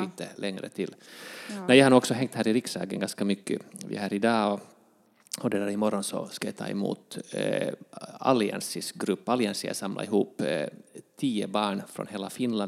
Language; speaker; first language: Swedish; native; Swedish